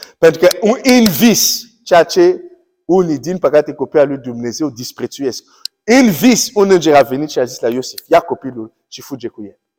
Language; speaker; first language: Romanian; early bilingual, heritage; Romanian